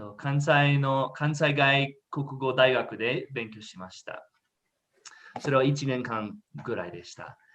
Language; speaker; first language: Japanese; non-native, learner; English